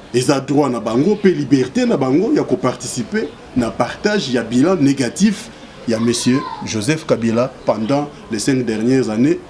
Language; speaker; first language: Lingala; non-native, local second language; Kongo